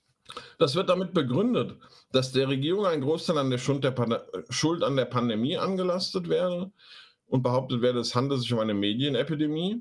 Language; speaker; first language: German; native; German